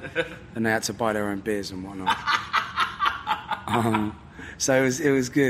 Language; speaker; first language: English; native; English